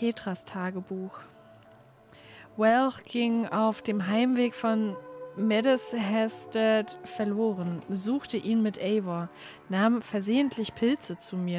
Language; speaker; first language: German; native; German